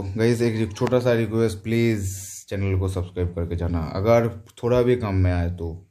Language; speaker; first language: Hindi; non-native, local second language; Bangla